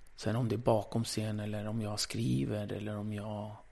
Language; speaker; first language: Swedish; early bilingual, other home language; Kurdish